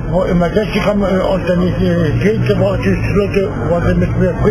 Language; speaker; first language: German; non-native, learner; Turkish